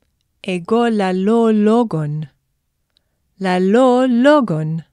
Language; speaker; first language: Greek; non-native, fluent; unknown